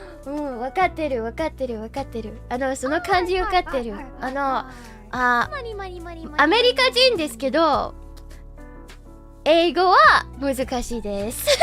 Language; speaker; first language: Japanese; non-native, learner; English